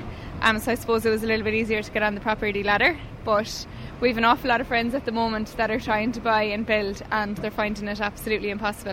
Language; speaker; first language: English; native; English